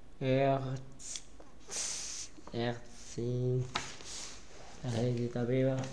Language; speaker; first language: German; non-native, learner; Arabic